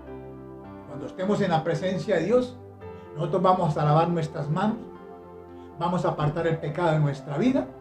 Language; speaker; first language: Spanish; native; Spanish